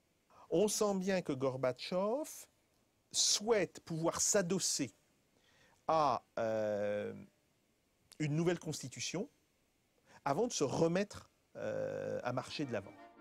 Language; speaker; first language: French; native; French